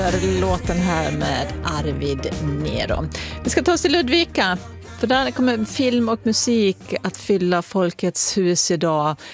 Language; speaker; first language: Swedish; native; Swedish